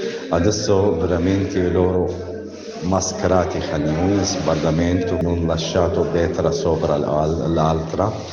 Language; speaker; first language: Italian; non-native, learner; Arabic